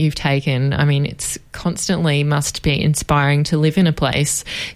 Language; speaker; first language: English; native; English